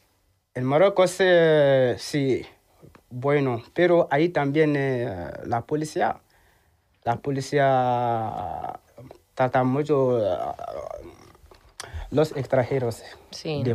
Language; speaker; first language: Spanish; non-native, learner; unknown